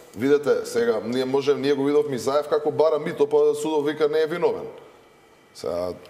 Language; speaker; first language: Macedonian; native; Macedonian